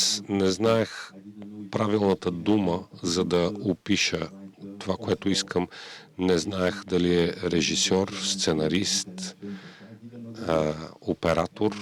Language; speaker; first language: Bulgarian; native; Bulgarian